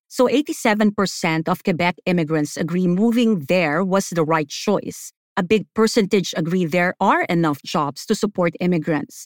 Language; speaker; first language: English; non-native, local second language; Filipino